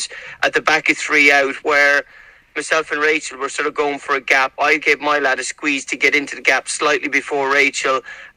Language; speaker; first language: English; native; English